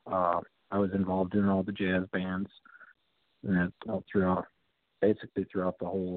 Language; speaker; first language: English; native; English